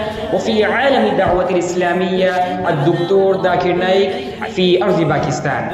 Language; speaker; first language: Arabic; non-native, fluent; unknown